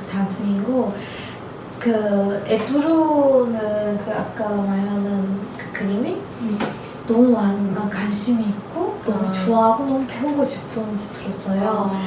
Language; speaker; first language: Korean; non-native, learner; Turkish